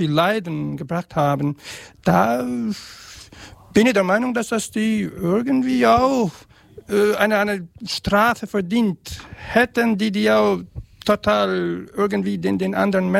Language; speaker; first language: German; non-native, fluent; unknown